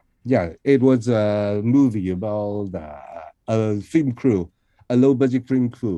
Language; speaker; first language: English; non-native, local second language; Cantonese